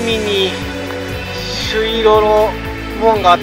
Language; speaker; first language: Japanese; native; Japanese